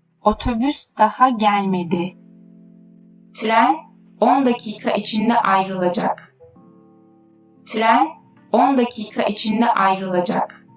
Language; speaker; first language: Turkish; non-native, fluent; Uzbek